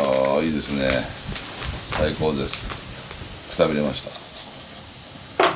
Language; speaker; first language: Japanese; native; Japanese